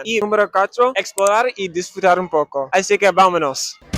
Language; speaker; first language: Spanish; non-native, learner; English